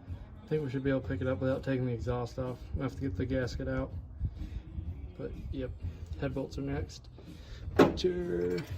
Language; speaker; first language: English; native; English